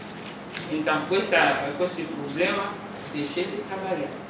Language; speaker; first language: Portuguese; non-native, local second language; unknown